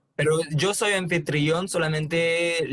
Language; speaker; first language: Spanish; non-native, fluent; French